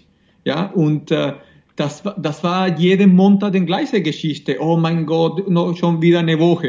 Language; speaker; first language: German; non-native, fluent; Spanish